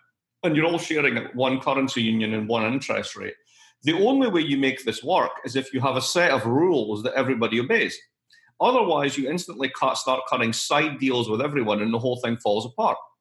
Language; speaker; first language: English; native; English